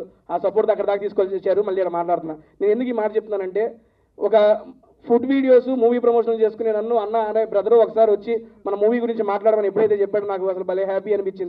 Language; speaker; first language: Telugu; native; Telugu